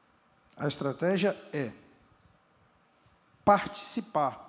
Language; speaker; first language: Spanish; non-native, learner; Portuguese